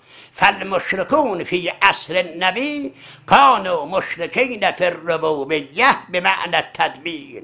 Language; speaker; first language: Arabic; non-native, fluent; Azerbaijani